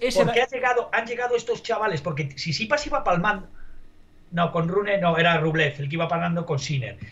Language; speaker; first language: Spanish; native; Spanish